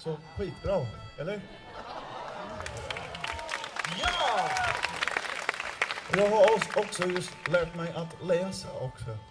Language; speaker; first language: Swedish; non-native, fluent; English